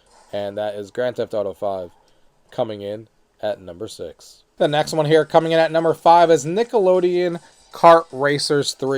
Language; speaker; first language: English; native; English